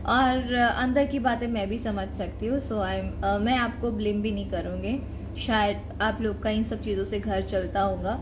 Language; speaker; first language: Hindi; non-native, local second language; Gujarati